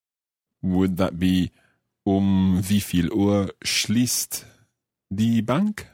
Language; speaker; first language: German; non-native, learner; English